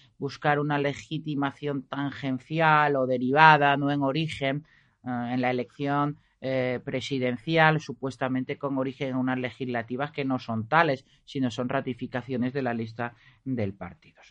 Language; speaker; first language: Spanish; native; Spanish